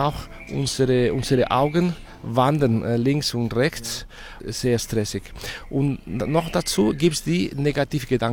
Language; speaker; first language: German; non-native, fluent; Catalan